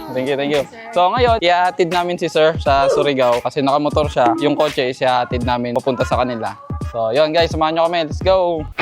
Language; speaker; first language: Filipino; non-native, local second language; Cebuano